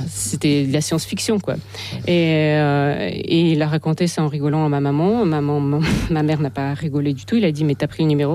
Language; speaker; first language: French; non-native, fluent; Russian